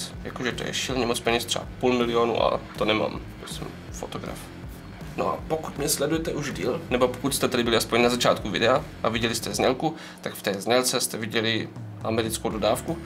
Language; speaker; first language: Czech; native; Czech